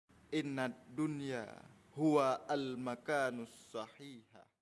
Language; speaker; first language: Arabic; non-native, learner; Achinese